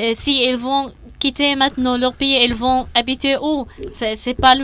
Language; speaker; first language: French; non-native, learner; Arabic